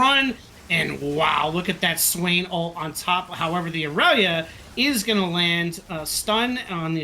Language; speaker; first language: English; native; English